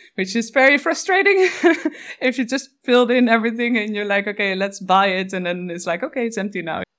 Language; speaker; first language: English; non-native, fluent; Dutch